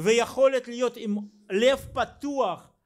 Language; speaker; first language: Hebrew; non-native, fluent; Russian